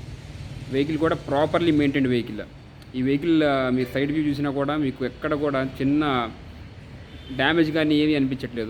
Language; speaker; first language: Telugu; native; Telugu